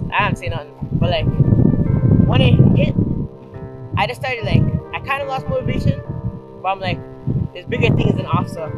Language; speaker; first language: English; native; English